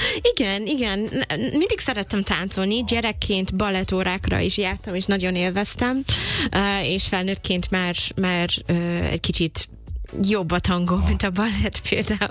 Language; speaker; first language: Hungarian; non-native, fluent; English